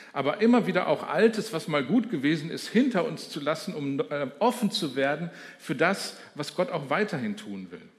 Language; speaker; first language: German; native; German